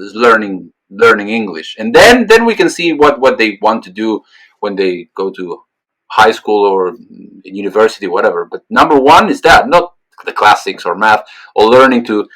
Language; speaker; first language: English; non-native, fluent; Spanish